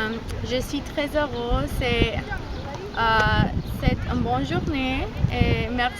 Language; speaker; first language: French; non-native, learner; Spanish